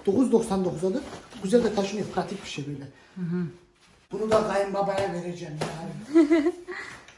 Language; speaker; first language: Turkish; native; Turkish